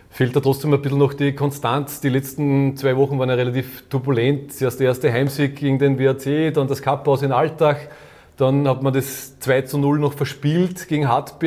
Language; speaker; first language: German; native; German